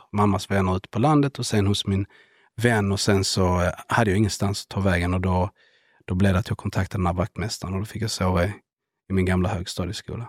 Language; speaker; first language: Swedish; native; Swedish